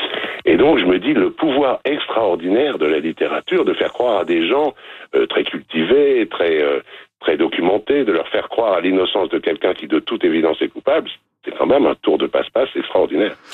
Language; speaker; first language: French; native; French